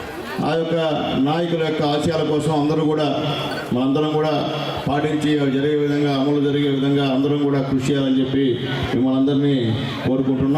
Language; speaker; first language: Telugu; native; Telugu